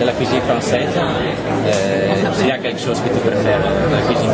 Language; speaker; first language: French; non-native, fluent; Italian